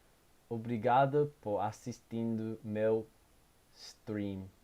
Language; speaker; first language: Portuguese; non-native, learner; English